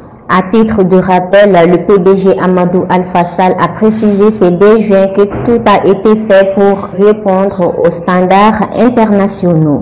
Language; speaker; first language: French; non-native, local second language; Bambara